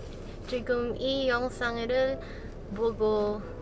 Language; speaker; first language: Korean; non-native, learner; Filipino